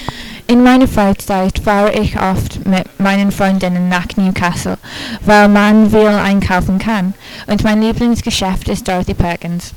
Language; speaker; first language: German; non-native, learner; English